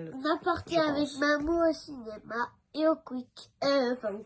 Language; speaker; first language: French; native; French